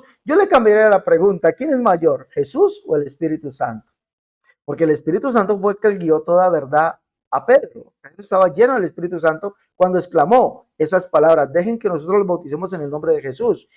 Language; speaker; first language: Spanish; native; Spanish